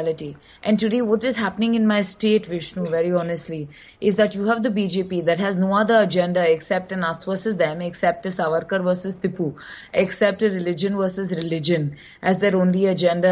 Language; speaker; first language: English; non-native, local second language; Kannada